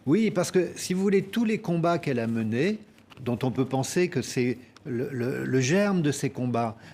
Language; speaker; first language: French; native; French